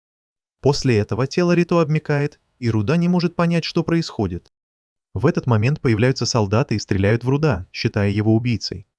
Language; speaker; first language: Russian; native; Russian